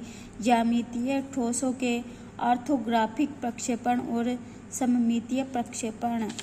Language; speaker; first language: Hindi; native; Hindi